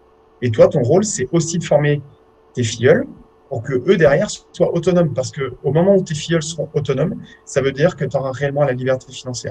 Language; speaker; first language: French; native; French